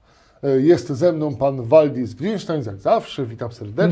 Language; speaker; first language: Polish; native; Polish